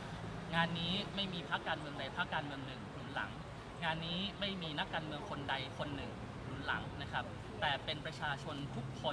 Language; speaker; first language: Thai; native; Thai